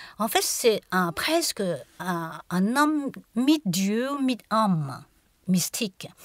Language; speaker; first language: French; non-native, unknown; Chinese